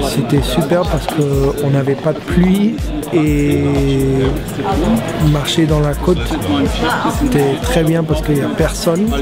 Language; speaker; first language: French; non-native, fluent; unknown